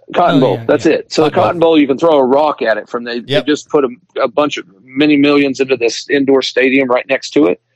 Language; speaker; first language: English; native; English